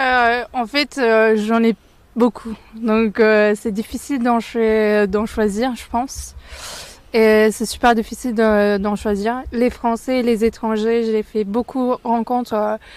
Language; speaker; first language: French; non-native, fluent; Turkish